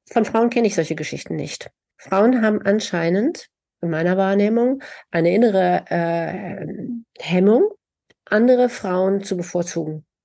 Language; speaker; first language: German; native; German